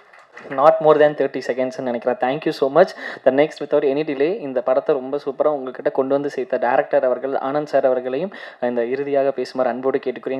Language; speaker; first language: Tamil; native; Tamil